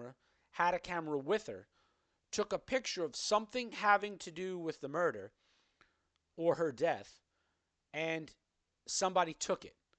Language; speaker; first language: English; native; English